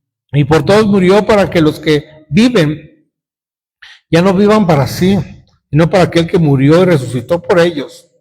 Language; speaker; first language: Spanish; native; Spanish